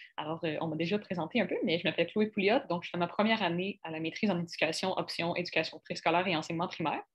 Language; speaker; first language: French; native; French